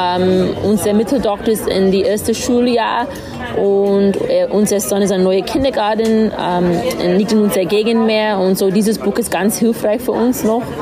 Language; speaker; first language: German; non-native, learner; English